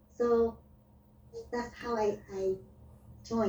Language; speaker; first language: English; non-native, learner; Vietnamese